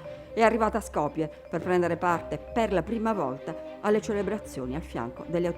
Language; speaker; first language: Italian; native; Italian